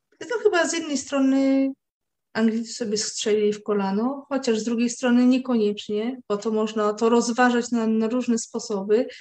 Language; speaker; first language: Polish; native; Polish